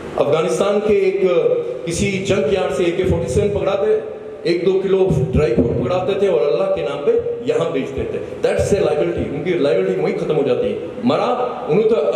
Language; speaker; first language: Urdu; non-native, local second language; Kashmiri